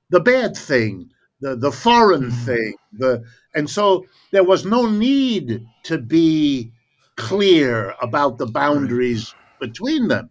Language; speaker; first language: English; early bilingual, other home language; German